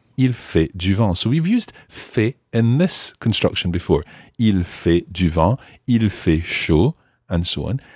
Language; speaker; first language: French; non-native, fluent; English